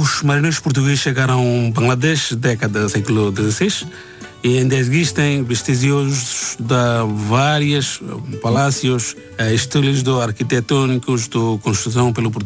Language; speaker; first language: Portuguese; non-native, learner; Bangla